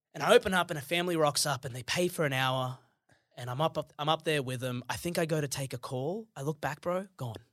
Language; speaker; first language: English; early bilingual, other home language; Arabic